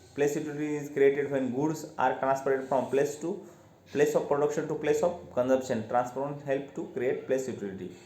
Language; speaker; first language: English; non-native, local second language; Marathi